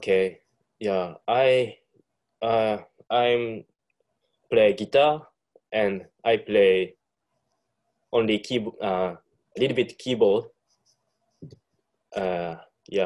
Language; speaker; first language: English; non-native, learner; Japanese